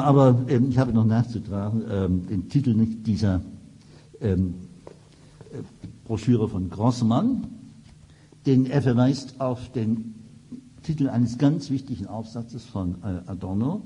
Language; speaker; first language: German; native; German